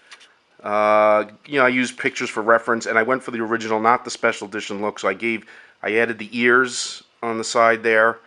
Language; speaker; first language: English; native; English